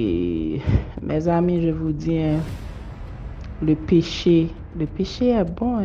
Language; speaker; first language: French; non-native, local second language; Haitian Creole